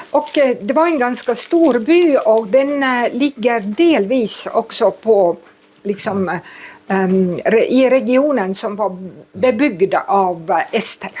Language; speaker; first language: Swedish; non-native, fluent; Estonian